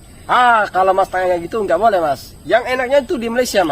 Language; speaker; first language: Indonesian; native; Indonesian